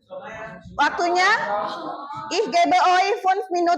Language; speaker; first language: German; non-native, fluent; Indonesian